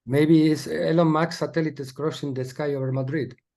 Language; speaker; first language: English; non-native, learner; Spanish